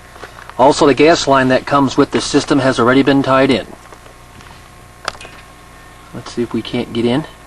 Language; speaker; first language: English; native; English